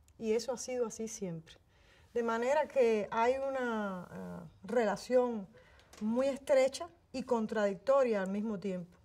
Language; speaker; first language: Spanish; native; Spanish